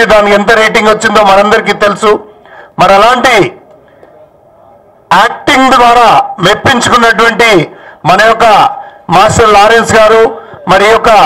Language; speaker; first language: Telugu; native; Telugu